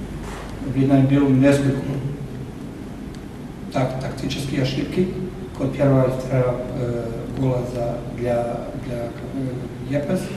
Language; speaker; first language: Russian; non-native, learner; Macedonian